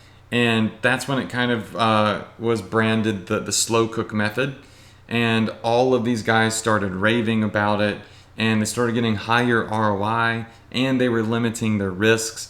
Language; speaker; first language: English; native; English